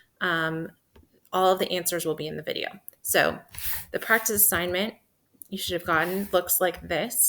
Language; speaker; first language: English; native; English